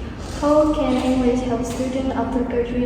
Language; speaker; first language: English; non-native, learner; Indonesian